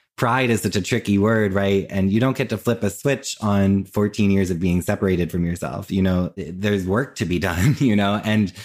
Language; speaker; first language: English; native; English